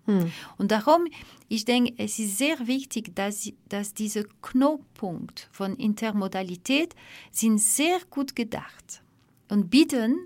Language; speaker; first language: German; non-native, fluent; French